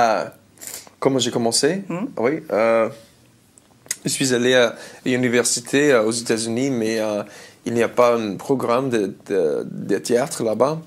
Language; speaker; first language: French; non-native, learner; English